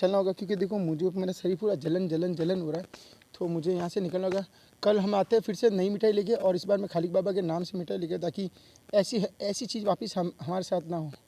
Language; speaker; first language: Hindi; native; Hindi